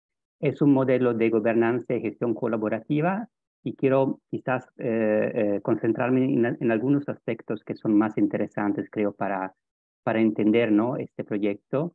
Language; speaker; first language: Spanish; non-native, fluent; Italian